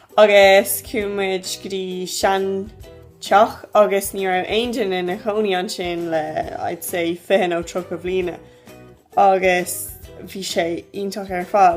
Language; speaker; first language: Irish; non-native, local second language; English